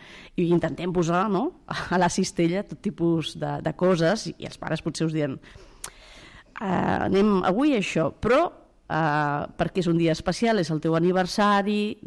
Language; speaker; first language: Catalan; native; Catalan